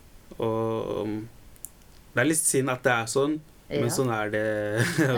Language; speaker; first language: Norwegian; early bilingual, other home language; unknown